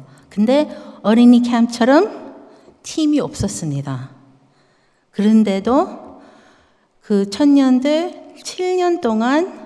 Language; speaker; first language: Korean; early bilingual, heritage; Korean